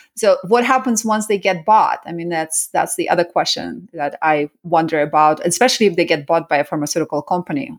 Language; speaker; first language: English; early bilingual, other home language; Russian